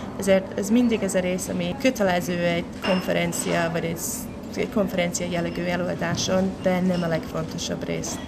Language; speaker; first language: Hungarian; non-native, fluent; English